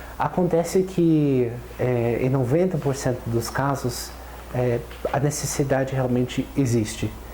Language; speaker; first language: Portuguese; non-native, fluent; English